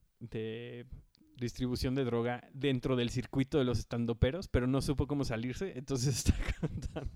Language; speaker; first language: Spanish; native; Spanish